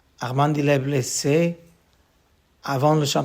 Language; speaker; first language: French; non-native, learner; Portuguese